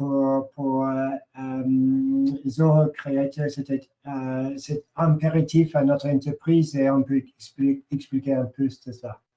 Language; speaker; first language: French; non-native, learner; English